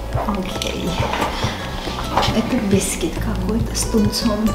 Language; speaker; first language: Russian; non-native, fluent; Armenian